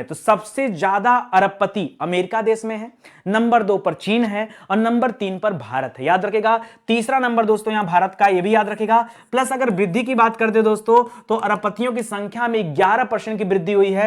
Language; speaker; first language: Hindi; native; Hindi